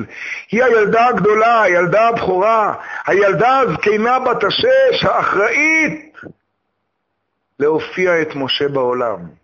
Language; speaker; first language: Hebrew; native; Hebrew